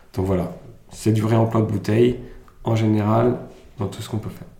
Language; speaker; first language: French; early bilingual, other home language; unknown